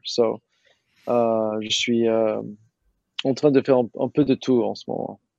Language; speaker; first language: French; non-native, learner; English